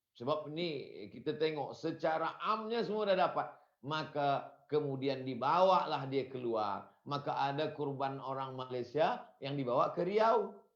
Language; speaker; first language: Malay; non-native, fluent; Indonesian